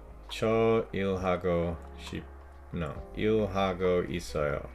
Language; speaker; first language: Korean; non-native, learner; English